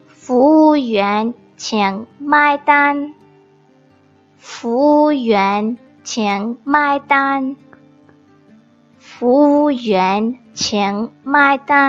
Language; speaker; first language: Chinese; non-native, fluent; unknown